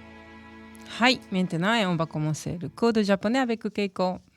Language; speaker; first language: French; non-native, fluent; Japanese